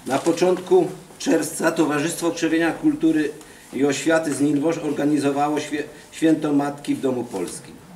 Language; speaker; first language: Polish; early bilingual, heritage; Polish